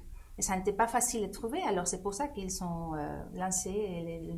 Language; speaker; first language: French; non-native, fluent; Spanish